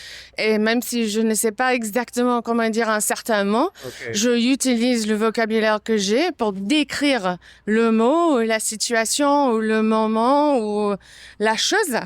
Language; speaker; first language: French; non-native, fluent; English